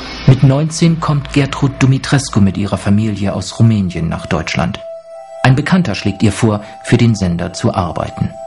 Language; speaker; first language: German; native; German